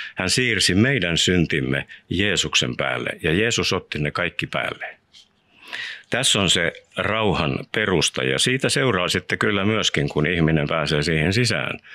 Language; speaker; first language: Finnish; native; Finnish